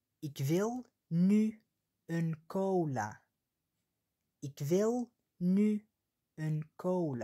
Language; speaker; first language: Dutch; non-native, fluent; Arabic